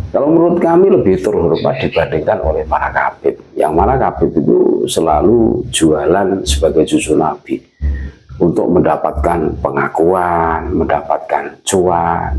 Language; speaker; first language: Indonesian; native; Indonesian